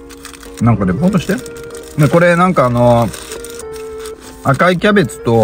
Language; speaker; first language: Japanese; native; Japanese